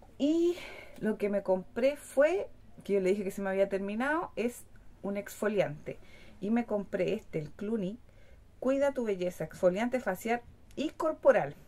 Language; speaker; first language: Spanish; native; Spanish